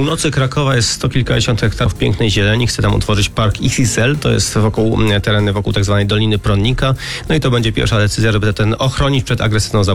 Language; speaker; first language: Polish; native; Polish